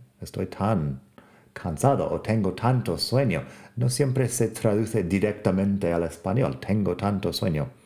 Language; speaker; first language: Spanish; non-native, fluent; English